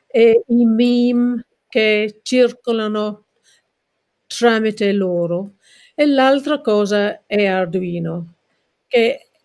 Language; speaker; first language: Italian; non-native, learner; English